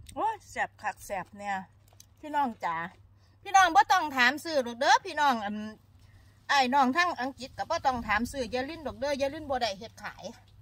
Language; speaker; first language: Thai; native; Thai